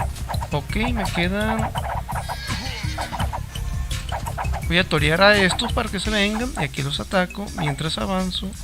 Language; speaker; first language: Spanish; native; Spanish